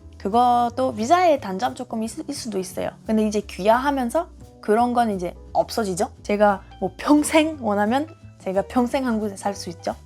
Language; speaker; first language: Korean; non-native, fluent; German